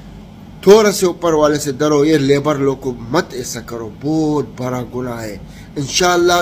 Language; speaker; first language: Hindi; non-native, fluent; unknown